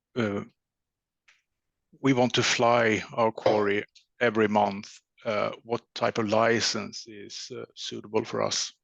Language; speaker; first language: English; non-native, fluent; Swedish